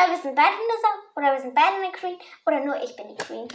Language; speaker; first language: German; early bilingual, other home language; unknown